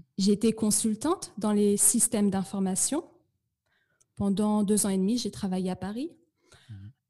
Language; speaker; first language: French; native; French